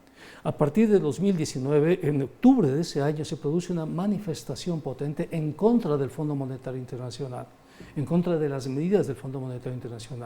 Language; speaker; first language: Spanish; native; Spanish